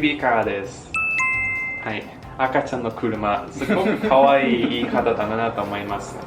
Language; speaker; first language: Japanese; non-native, fluent; English